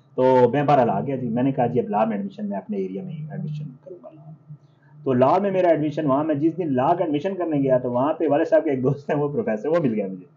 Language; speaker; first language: Urdu; non-native, local second language; Saraiki